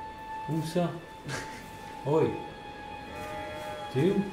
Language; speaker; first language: French; native; French